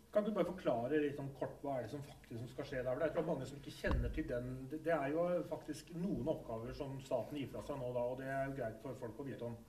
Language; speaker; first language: Norwegian; native; Norwegian